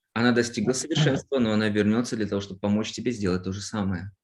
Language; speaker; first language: Russian; native; Russian